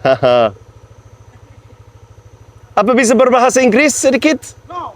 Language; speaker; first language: Indonesian; non-native, learner; English